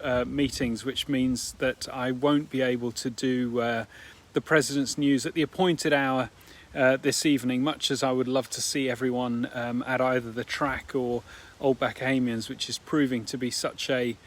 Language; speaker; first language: English; native; English